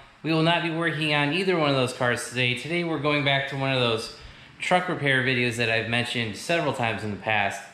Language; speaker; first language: English; native; English